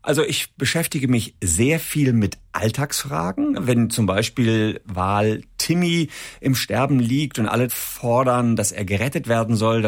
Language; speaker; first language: German; native; German